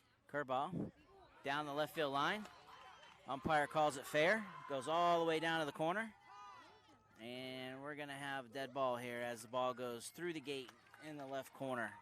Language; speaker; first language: English; native; English